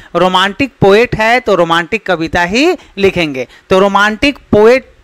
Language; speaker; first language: Hindi; native; Hindi